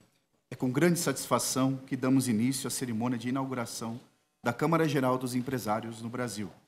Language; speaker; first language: Portuguese; native; Portuguese